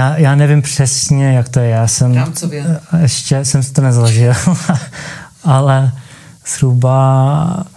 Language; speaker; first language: Czech; early bilingual, heritage; Czech